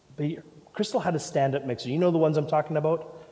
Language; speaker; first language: English; native; English